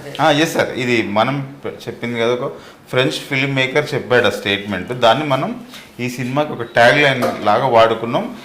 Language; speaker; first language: Telugu; native; Telugu